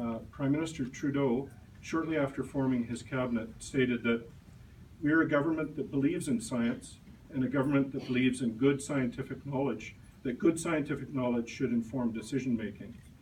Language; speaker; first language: English; native; English